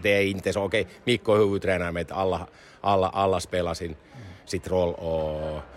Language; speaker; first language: Swedish; non-native, learner; Finnish